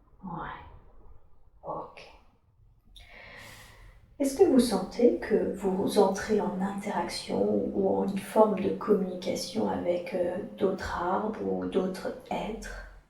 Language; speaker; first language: French; native; French